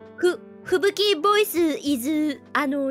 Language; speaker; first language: English; non-native, learner; Japanese